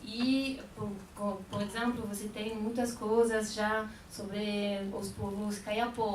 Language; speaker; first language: Portuguese; non-native, fluent; French